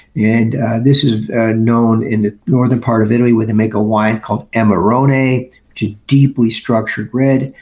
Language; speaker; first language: English; native; English